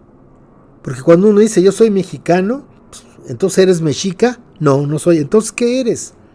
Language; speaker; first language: Spanish; native; Spanish